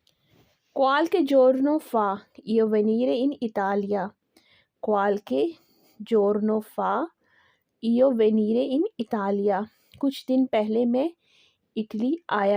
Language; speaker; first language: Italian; non-native, learner; Urdu